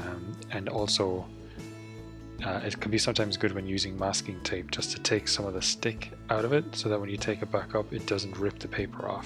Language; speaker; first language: English; native; English